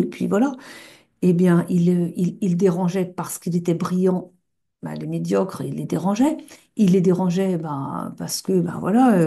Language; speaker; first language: French; native; French